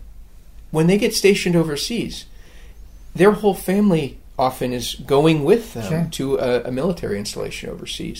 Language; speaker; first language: English; native; English